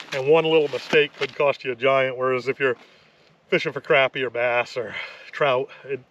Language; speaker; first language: English; native; English